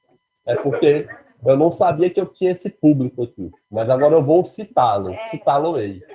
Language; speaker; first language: Portuguese; native; Portuguese